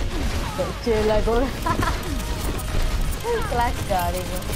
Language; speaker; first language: Malay; native; Malay